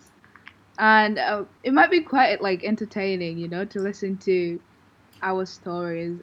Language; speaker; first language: English; non-native, local second language; Ganda